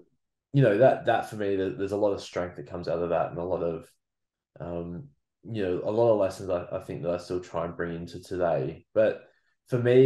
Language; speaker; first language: English; native; English